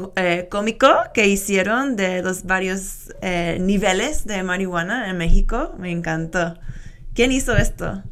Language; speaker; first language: Spanish; non-native, fluent; English